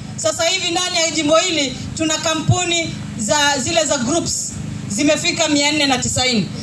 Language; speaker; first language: Swahili; native; Swahili